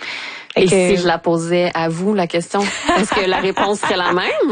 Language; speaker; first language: French; native; French